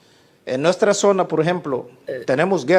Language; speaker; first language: Spanish; non-native, fluent; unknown